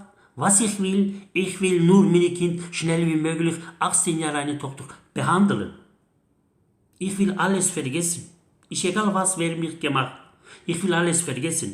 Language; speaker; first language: German; non-native, learner; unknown